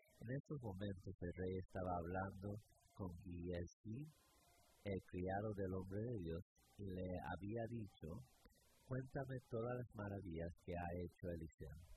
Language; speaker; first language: Spanish; early bilingual, heritage; English